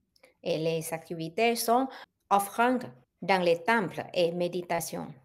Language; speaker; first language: French; non-native, fluent; Thai